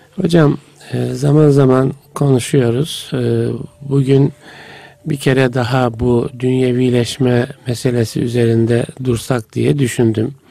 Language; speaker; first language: Turkish; native; Turkish